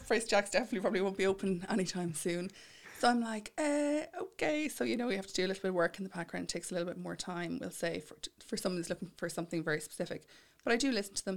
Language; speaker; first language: English; native; English